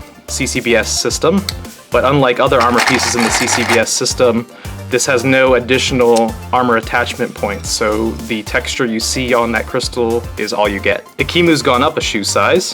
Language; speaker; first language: English; native; English